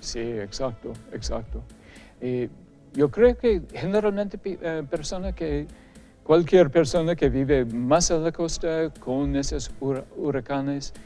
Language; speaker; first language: Spanish; non-native, fluent; English